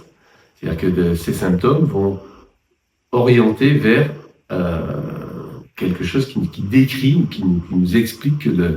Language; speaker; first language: French; native; French